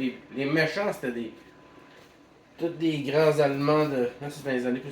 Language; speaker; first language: French; native; French